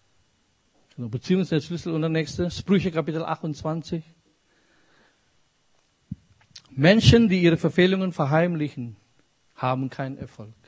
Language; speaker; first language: German; non-native, fluent; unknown